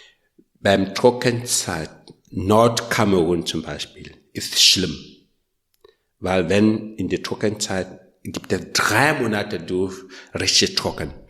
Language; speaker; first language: German; non-native, learner; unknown